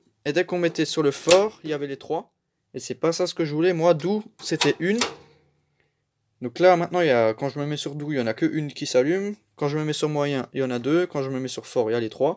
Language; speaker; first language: French; native; French